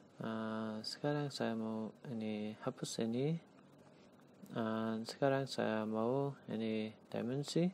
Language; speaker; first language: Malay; non-native, learner; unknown